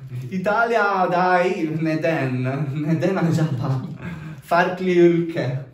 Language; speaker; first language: Turkish; non-native, learner; Italian